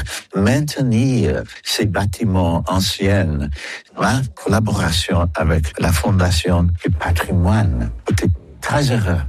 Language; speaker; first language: French; non-native, fluent; English